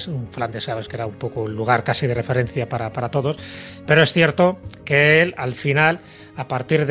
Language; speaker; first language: Spanish; native; Spanish